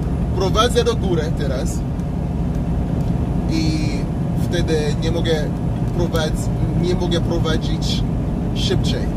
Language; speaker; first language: Polish; non-native, learner; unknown